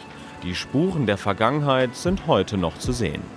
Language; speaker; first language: German; native; German